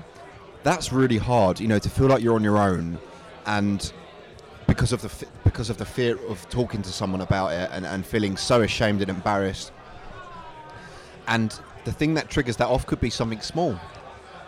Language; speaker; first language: English; native; English